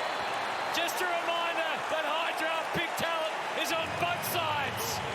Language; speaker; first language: English; native; English